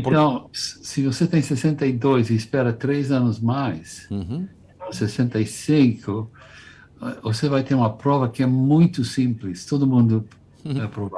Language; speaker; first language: Portuguese; non-native, fluent; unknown